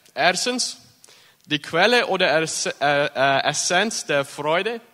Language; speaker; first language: German; early bilingual, heritage; English